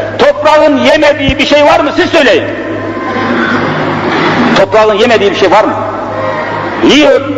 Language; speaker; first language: Turkish; native; Turkish